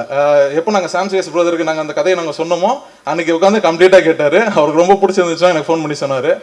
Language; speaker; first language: Tamil; native; Tamil